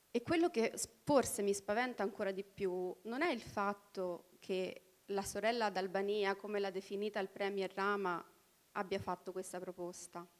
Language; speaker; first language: Italian; early bilingual, other home language; Albanian